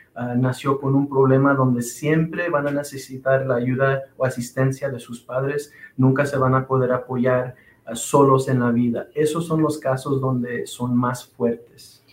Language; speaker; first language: Spanish; early bilingual, heritage; Spanish